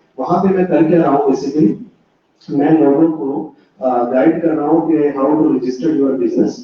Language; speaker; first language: Urdu; non-native, local second language; Punjabi